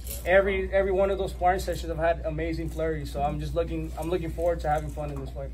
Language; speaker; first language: English; early bilingual, other home language; Spanish